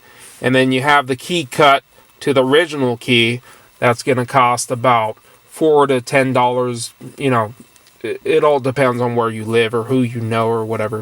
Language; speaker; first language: English; native; English